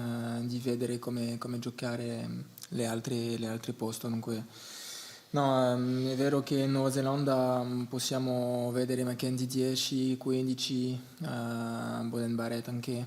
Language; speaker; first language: Italian; early bilingual, heritage; French